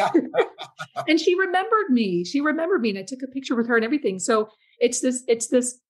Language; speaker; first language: English; native; English